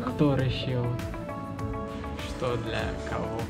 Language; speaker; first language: Russian; non-native, learner; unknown